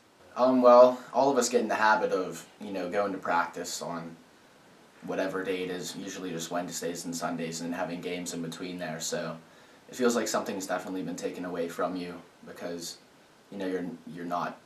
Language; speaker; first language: English; native; English